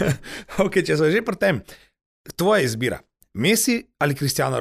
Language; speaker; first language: Slovenian; native; Slovenian